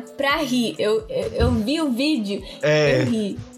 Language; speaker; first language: Portuguese; non-native, local second language; Kabuverdianu